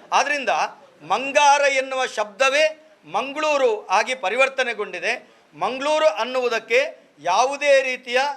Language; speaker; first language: Kannada; non-native, local second language; Tulu